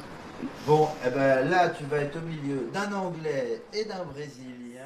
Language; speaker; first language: French; native; French